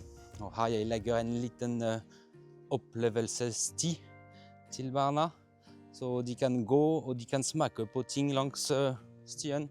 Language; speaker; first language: Norwegian; non-native, fluent; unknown